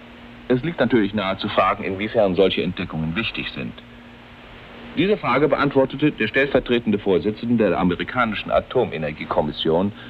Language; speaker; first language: German; native; German